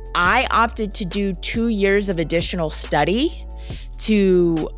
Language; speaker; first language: English; native; English